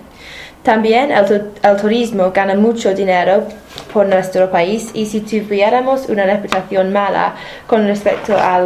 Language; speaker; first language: Spanish; non-native, fluent; English